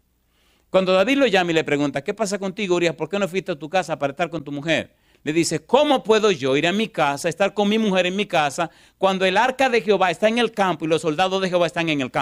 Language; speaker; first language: Spanish; native; Spanish